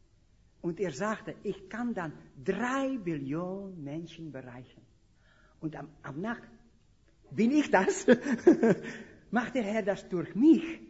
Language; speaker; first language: German; non-native, fluent; Dutch